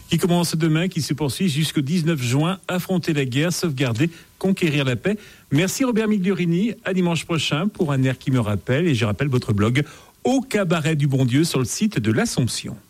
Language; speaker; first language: French; native; French